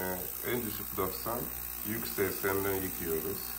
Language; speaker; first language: Turkish; native; Turkish